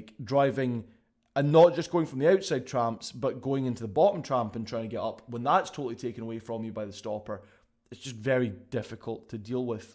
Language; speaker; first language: English; native; English